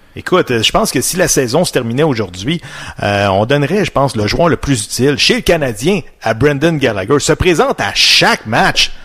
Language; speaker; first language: French; native; French